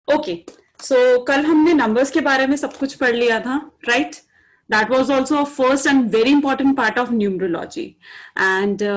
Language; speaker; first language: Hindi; native; Hindi